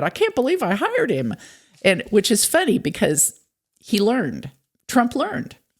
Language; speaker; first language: English; native; English